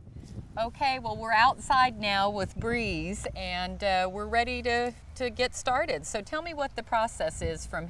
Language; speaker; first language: English; native; English